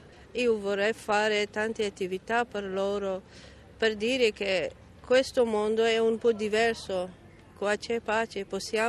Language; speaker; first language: Italian; non-native, learner; Persian